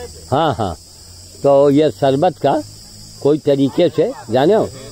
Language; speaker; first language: Hindi; native; Hindi